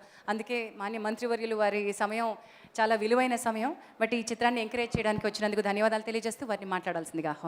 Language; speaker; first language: Telugu; native; Telugu